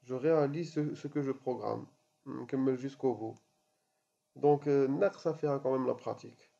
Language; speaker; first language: French; non-native, local second language; Arabic